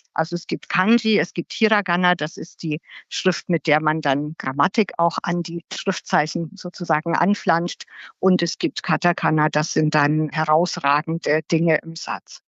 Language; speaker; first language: German; native; German